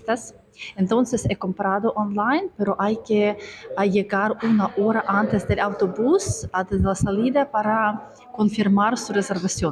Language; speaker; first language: Spanish; non-native, fluent; Russian